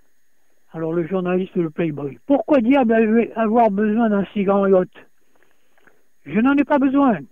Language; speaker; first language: French; native; French